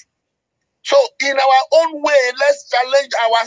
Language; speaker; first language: English; non-native, local second language; Yoruba